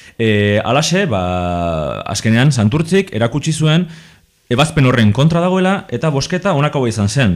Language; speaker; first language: Basque; non-native, local second language; Spanish